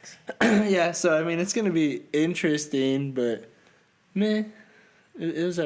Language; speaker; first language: English; native; English